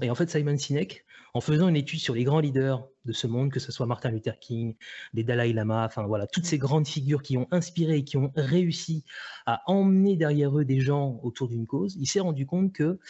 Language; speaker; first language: French; native; French